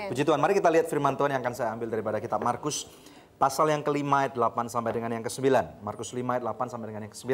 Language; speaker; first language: Indonesian; native; Indonesian